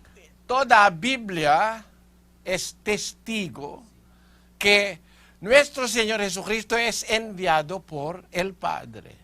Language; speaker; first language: Spanish; non-native, fluent; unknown